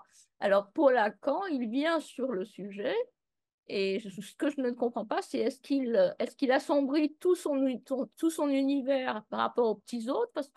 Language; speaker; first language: French; native; French